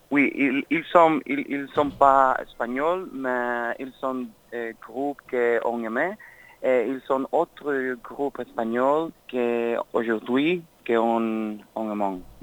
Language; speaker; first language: French; non-native, learner; Spanish